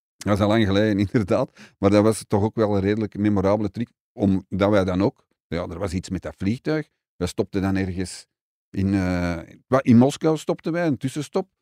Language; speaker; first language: Dutch; native; Dutch